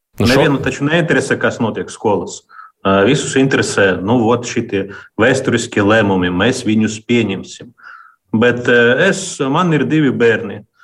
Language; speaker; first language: Latvian; non-native, local second language; Russian